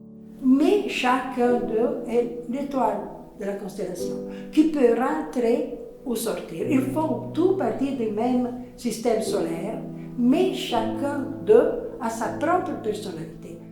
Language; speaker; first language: French; non-native, fluent; Italian